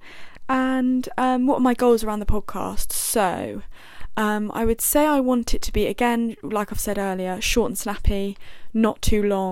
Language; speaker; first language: English; native; English